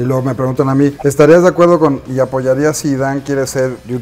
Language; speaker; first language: Spanish; native; Spanish